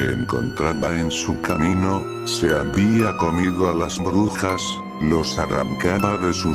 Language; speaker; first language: Spanish; native; Spanish